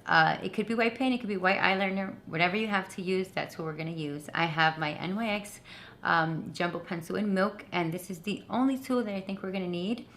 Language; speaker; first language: English; native; English